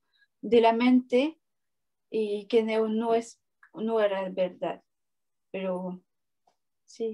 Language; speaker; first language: Spanish; non-native, learner; French